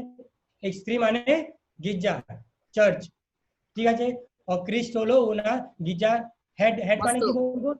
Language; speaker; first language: Bangla; non-native, learner; Hindi